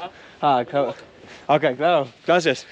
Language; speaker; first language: Spanish; non-native, learner; English